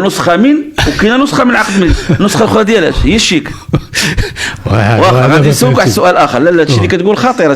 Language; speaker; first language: Arabic; native; Arabic